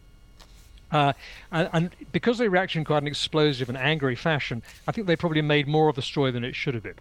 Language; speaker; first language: English; native; English